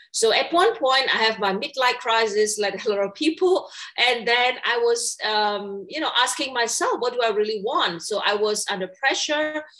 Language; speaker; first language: English; non-native, fluent; Burmese